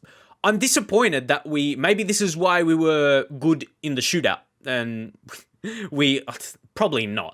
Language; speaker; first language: English; native; English